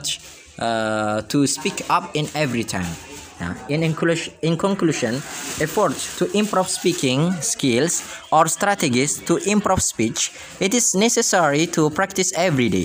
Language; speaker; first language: English; non-native, learner; Indonesian